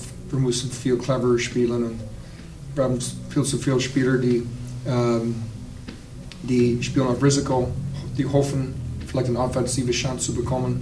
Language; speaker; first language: German; non-native, fluent; English